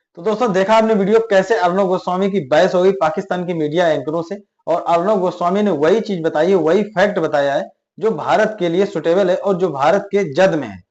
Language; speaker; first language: Hindi; native; Hindi